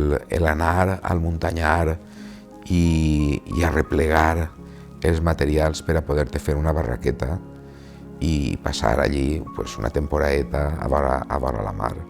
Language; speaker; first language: Catalan; native; Catalan